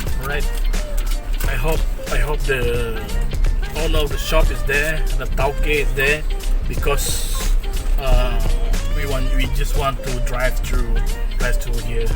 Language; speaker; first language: English; non-native, local second language; Malay